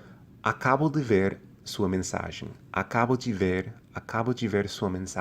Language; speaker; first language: Portuguese; non-native, fluent; English